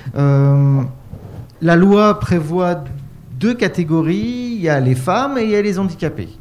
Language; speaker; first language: French; native; French